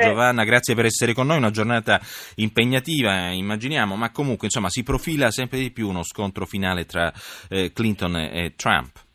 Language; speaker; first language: Italian; native; Italian